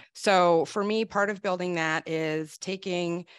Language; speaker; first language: English; native; English